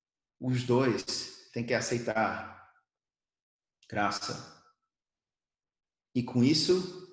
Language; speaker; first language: Portuguese; early bilingual, other home language; English